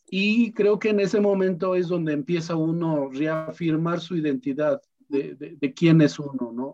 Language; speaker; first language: Spanish; non-native, local second language; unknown